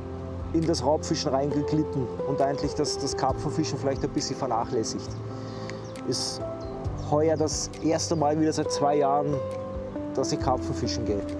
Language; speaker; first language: German; native; German